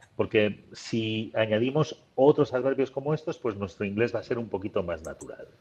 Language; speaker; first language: Spanish; native; Spanish